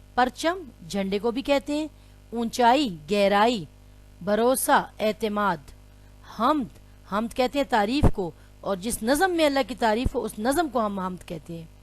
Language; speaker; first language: Urdu; non-native, local second language; Pashto